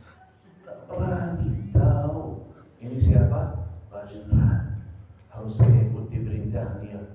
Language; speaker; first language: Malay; non-native, fluent; Arabic